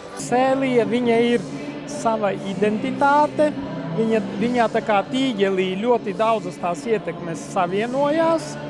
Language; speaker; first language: Latvian; native; Latvian